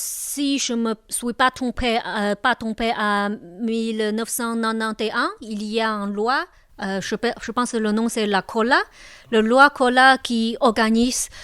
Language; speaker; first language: French; non-native, local second language; Chinese